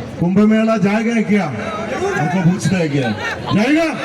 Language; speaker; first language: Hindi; non-native, local second language; Malayalam